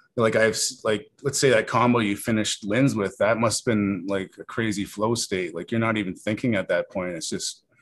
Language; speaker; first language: English; native; English